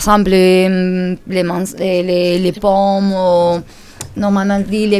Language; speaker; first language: French; non-native, learner; Spanish